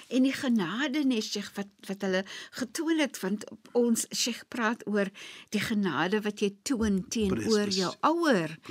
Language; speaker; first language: Afrikaans; native; Afrikaans